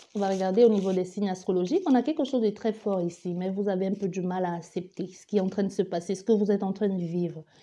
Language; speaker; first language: French; native; French